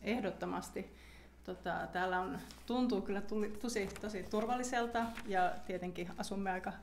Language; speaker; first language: Finnish; non-native, local second language; Swedish